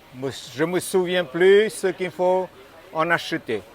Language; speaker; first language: French; non-native, fluent; Vietnamese